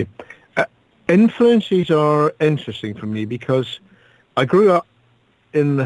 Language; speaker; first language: English; native; English